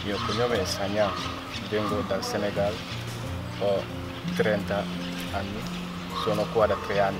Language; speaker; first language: Italian; non-native, learner; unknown